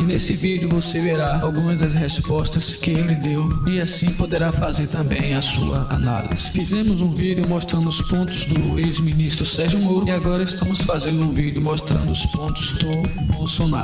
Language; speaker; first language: Portuguese; native; Portuguese